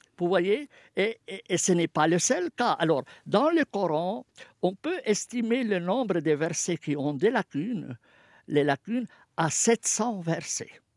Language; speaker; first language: French; non-native, fluent; Arabic